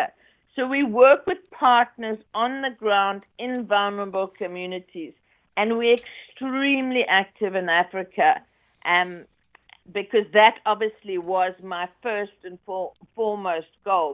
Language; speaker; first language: English; native; English